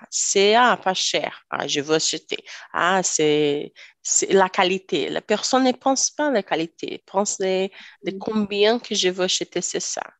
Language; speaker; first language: French; non-native, learner; Portuguese